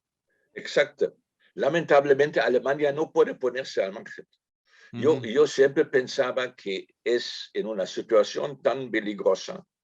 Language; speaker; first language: Spanish; non-native, fluent; German